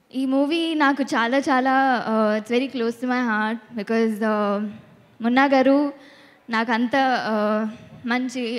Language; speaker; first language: Telugu; non-native, learner; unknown